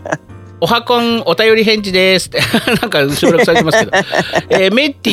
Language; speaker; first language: Japanese; native; Japanese